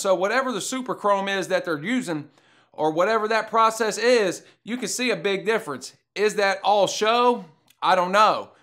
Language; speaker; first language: English; native; English